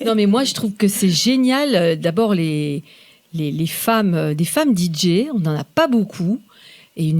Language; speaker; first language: French; native; French